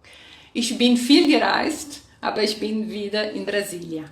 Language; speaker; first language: German; non-native, fluent; Portuguese